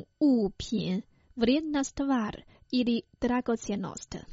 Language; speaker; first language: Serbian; non-native, fluent; Chinese